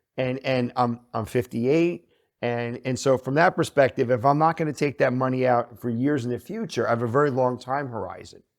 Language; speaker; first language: English; native; English